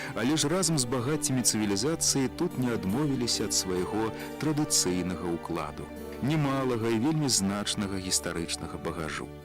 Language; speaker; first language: Belarusian; native; Belarusian